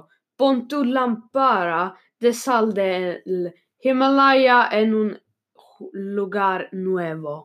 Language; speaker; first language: Spanish; non-native, learner; Swedish